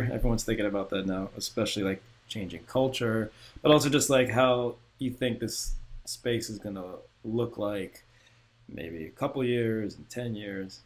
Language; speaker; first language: English; native; English